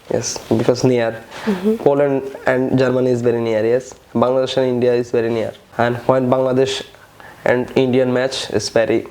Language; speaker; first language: English; non-native, local second language; Bangla